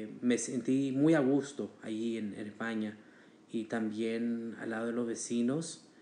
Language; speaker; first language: Spanish; early bilingual, heritage; Spanish